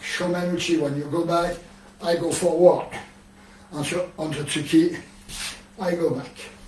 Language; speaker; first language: English; non-native, learner; French